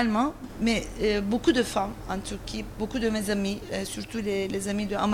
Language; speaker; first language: French; non-native, learner; Turkish